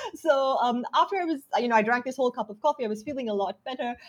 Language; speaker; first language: English; non-native, local second language; Sinhala